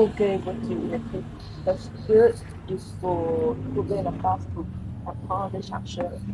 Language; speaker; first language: French; non-native, fluent; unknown